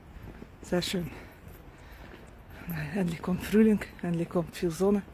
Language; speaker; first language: German; non-native, fluent; Russian